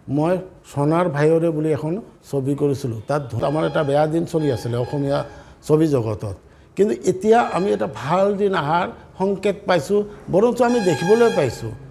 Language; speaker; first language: Assamese; native; Assamese